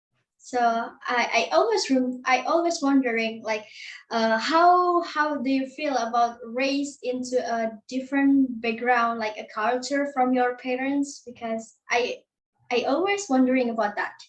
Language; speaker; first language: English; non-native, learner; Indonesian